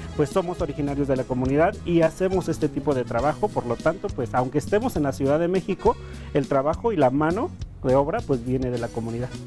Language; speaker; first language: Spanish; non-native, local second language; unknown